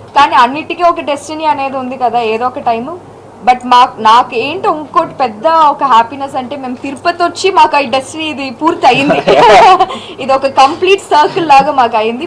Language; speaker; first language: Telugu; native; Telugu